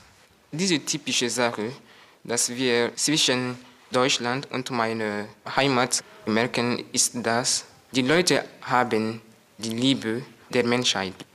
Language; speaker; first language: German; non-native, learner; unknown